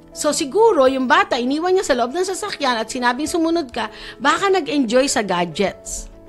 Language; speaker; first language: Filipino; native; Filipino